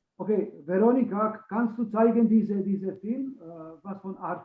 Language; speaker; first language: German; non-native, learner; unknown